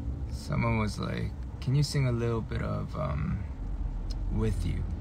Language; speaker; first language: English; early bilingual, other home language; Korean